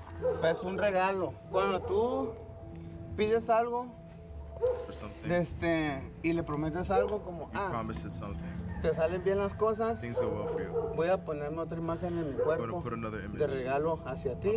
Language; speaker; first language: Spanish; native; Spanish